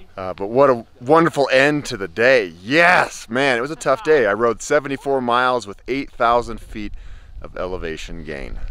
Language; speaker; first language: English; native; English